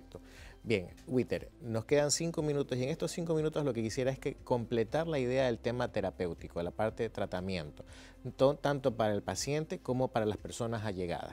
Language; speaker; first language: Spanish; native; Spanish